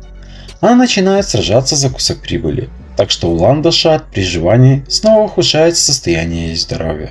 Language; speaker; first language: Russian; native; Russian